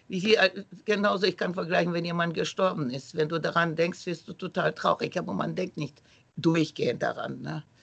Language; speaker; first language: German; non-native, fluent; Romanian